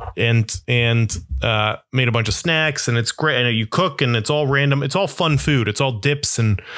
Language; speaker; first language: English; native; English